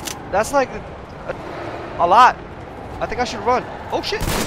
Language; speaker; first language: English; non-native, fluent; Russian